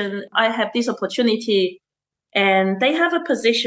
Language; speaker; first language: English; non-native, local second language; Chinese